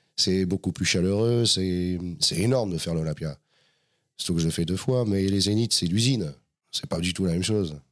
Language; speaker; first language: French; native; French